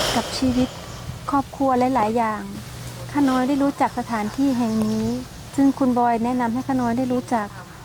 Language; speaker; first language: Thai; native; Thai